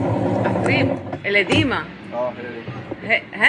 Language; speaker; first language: Arabic; non-native, learner; English